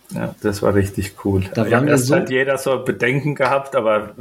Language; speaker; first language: German; native; German